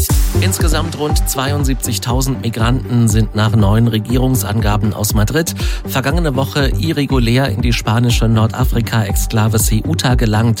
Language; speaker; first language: German; native; German